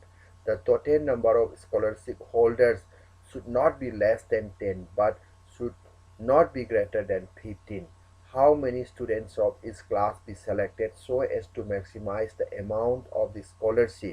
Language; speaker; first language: English; non-native, local second language; Manipuri